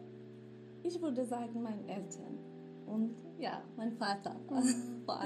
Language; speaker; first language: German; non-native, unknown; Kurdish